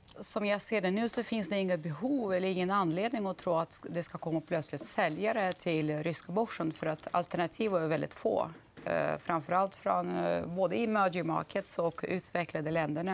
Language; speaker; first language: Swedish; non-native, fluent; Russian